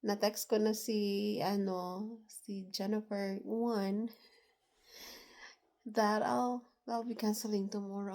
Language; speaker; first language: Filipino; non-native, local second language; Cebuano